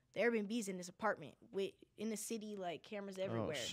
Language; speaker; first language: English; native; English